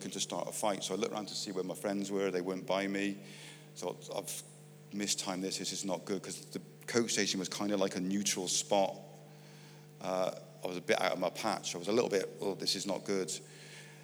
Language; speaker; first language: English; native; English